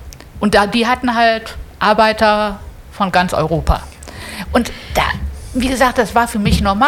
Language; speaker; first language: German; native; German